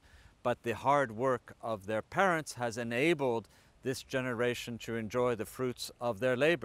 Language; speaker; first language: English; non-native, fluent; Estonian